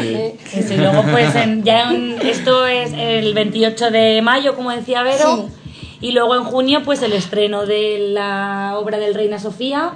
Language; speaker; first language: Spanish; native; Spanish